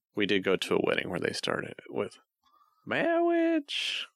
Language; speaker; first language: English; native; English